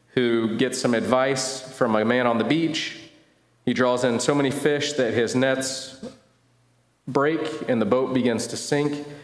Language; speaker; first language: English; native; English